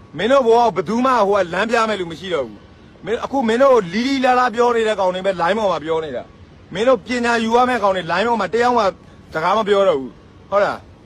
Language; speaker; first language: Burmese; native; Burmese